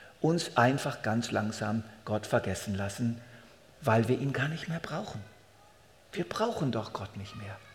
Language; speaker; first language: German; native; German